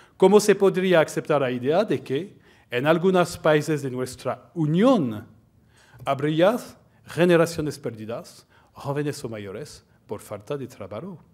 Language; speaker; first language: Spanish; non-native, fluent; French